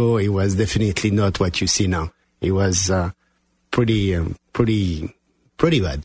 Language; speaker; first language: English; non-native, fluent; French